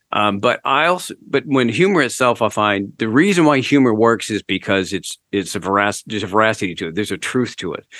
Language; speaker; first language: English; native; English